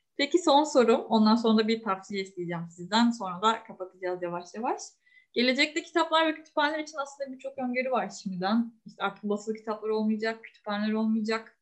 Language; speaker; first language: Turkish; native; Turkish